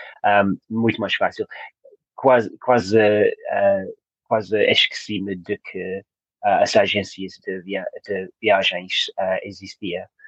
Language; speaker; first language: Portuguese; non-native, learner; English